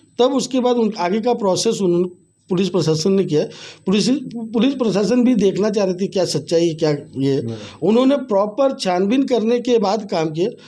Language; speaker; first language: Hindi; native; Hindi